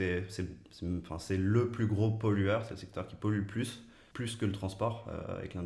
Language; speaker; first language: French; native; French